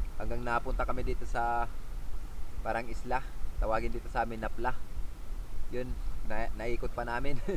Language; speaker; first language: Filipino; non-native, local second language; Hiligaynon